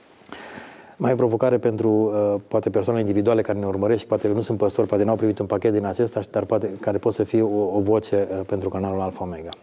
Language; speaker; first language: Romanian; native; Romanian